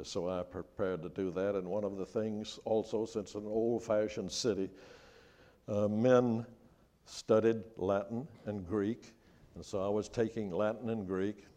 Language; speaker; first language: English; native; English